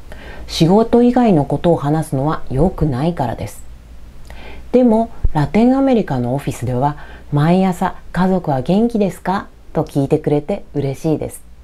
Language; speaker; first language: Japanese; non-native, fluent; Spanish